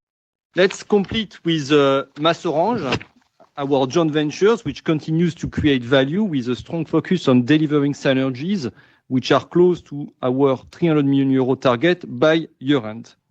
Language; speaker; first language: English; non-native, fluent; French